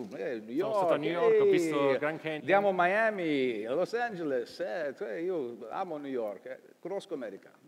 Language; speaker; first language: Italian; early bilingual, heritage; Italian